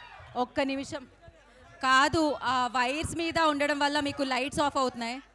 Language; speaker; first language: Telugu; native; Telugu